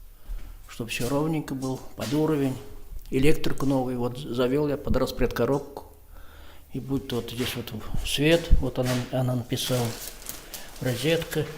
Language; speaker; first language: Russian; native; Russian